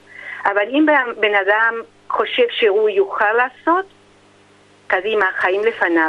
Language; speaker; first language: Hebrew; non-native, fluent; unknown